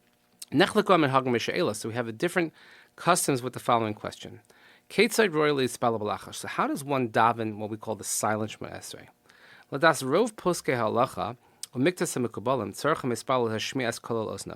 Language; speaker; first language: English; native; English